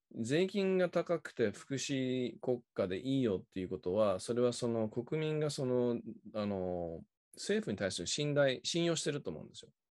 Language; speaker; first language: Japanese; native; Japanese